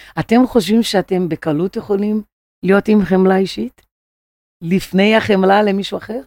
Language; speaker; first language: Hebrew; non-native, fluent; Portuguese